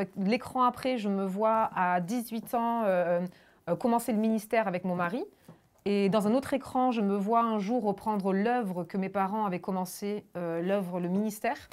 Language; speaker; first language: French; early bilingual, other home language; German